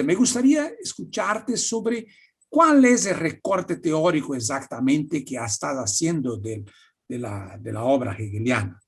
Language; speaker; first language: Spanish; non-native, fluent; Portuguese